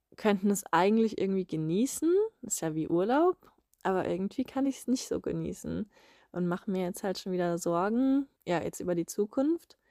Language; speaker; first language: German; native; German